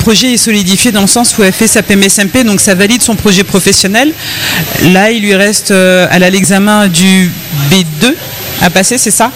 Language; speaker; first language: French; native; French